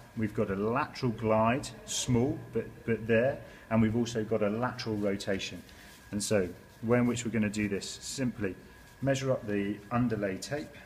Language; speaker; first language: English; native; English